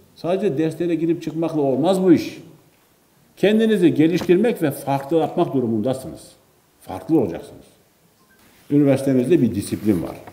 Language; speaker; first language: Turkish; native; Turkish